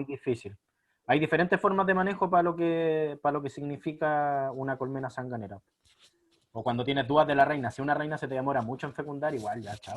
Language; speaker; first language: Spanish; native; Spanish